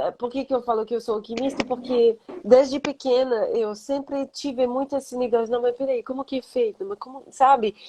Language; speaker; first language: Portuguese; non-native, fluent; French